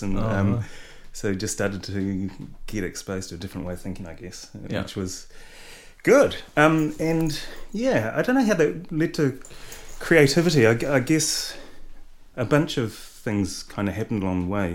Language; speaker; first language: English; native; English